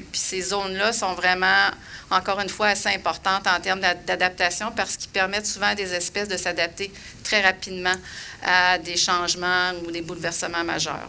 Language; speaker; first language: French; native; French